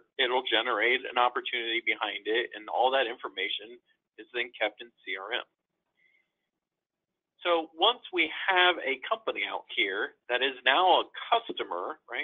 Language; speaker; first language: English; native; English